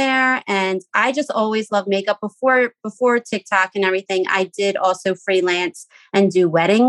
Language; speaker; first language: English; native; English